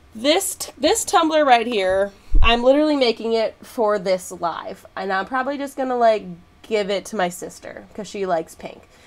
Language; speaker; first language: English; native; English